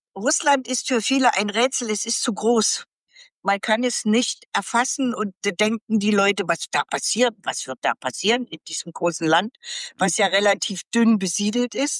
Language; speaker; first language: German; native; German